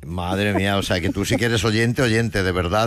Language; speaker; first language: Spanish; native; Spanish